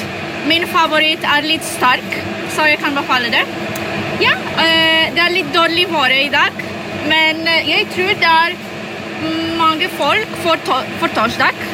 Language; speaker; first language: Norwegian; non-native, learner; Polish